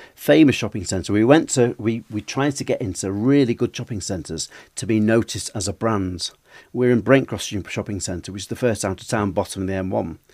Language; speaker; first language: English; native; English